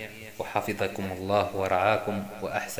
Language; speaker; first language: Arabic; native; Arabic